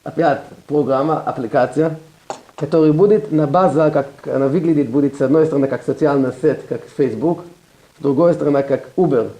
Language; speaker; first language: Russian; non-native, learner; Hebrew